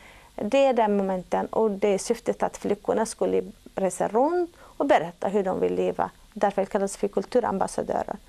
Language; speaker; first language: Swedish; non-native, fluent; Arabic